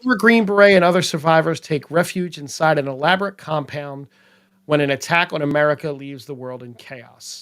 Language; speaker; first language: English; native; English